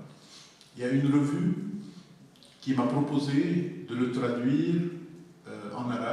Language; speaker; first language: French; non-native, local second language; Arabic